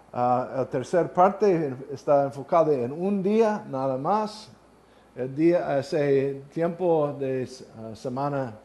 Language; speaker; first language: Spanish; non-native, learner; English